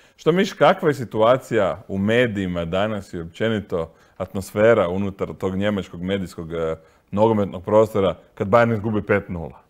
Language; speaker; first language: Croatian; native; Croatian